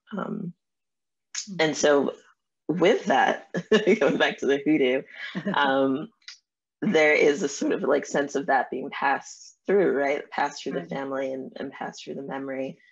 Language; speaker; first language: English; native; English